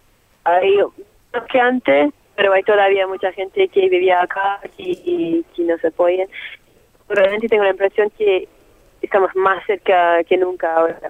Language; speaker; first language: Spanish; non-native, fluent; French